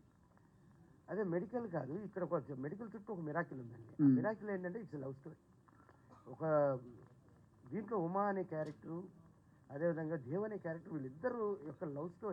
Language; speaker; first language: Telugu; native; Telugu